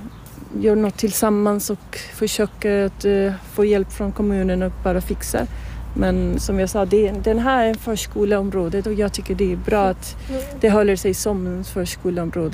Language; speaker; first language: Swedish; non-native, fluent; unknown